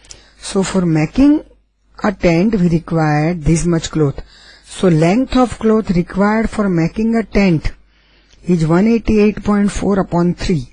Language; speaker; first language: English; non-native, local second language; Gujarati